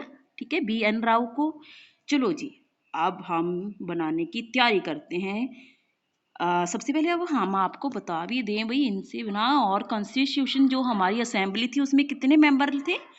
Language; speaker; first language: Hindi; non-native, local second language; Punjabi